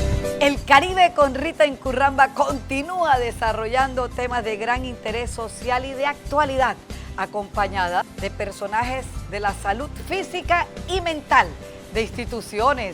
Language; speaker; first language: Spanish; native; Spanish